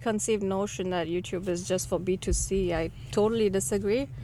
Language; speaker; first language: English; non-native, local second language; Tamil